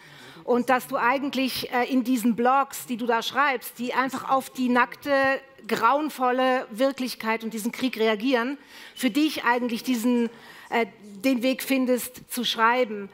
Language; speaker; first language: German; native; German